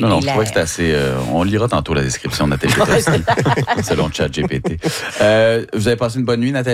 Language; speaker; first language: French; native; French